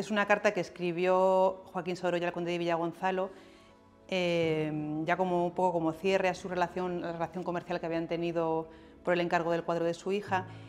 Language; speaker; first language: Spanish; native; Spanish